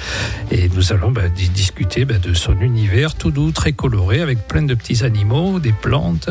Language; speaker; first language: French; native; French